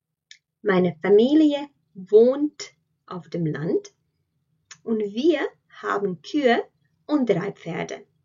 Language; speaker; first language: German; non-native, fluent; Latvian